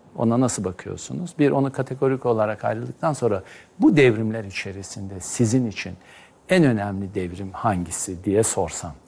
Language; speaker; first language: Turkish; native; Turkish